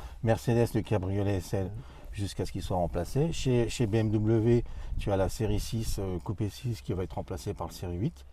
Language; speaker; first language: French; native; French